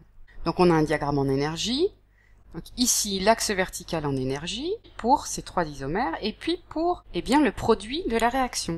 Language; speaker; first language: French; native; French